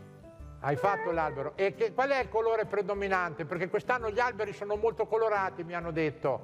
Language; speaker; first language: Italian; native; Italian